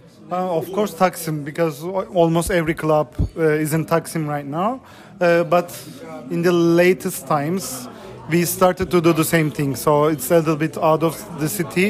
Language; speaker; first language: English; non-native, fluent; Turkish